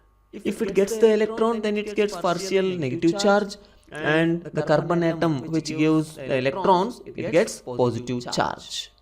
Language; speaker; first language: English; non-native, local second language; Kannada